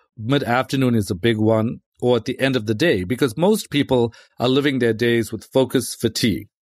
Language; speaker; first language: English; native; English